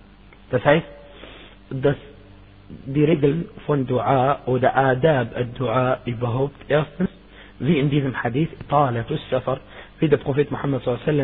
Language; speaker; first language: German; non-native, fluent; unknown